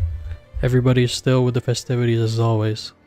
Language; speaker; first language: English; native; English